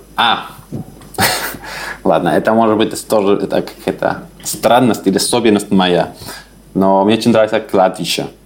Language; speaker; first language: Russian; non-native, fluent; Spanish